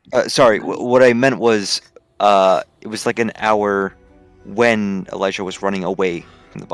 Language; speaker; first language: English; native; English